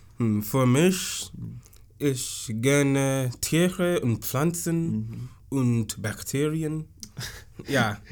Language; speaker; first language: German; non-native, learner; English